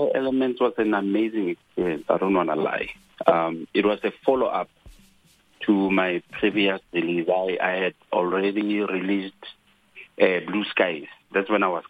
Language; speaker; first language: English; non-native, local second language; Tswana